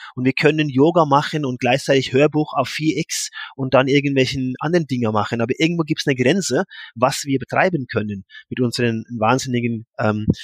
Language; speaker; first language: German; non-native, fluent; Norwegian